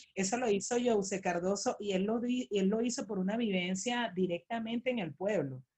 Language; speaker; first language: Spanish; native; Spanish